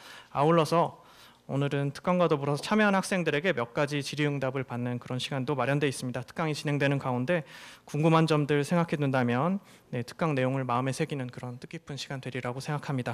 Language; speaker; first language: Korean; native; Korean